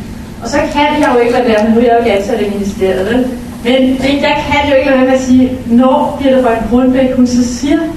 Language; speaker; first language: Danish; native; Danish